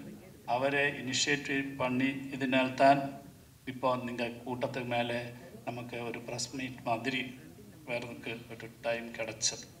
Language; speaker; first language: Tamil; non-native, learner; Malayalam